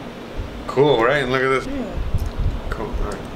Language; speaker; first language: English; native; English